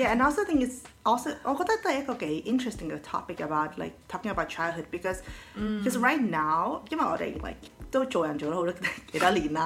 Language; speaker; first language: English; early bilingual, other home language; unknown